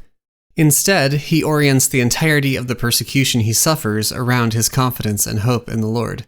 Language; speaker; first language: English; native; English